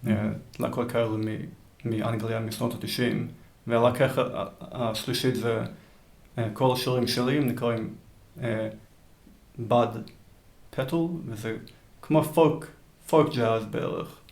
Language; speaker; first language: Hebrew; early bilingual, heritage; Hebrew